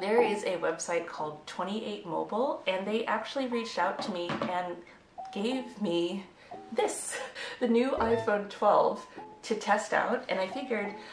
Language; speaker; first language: English; native; English